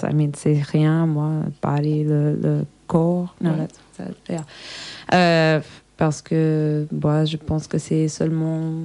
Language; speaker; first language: French; non-native, learner; English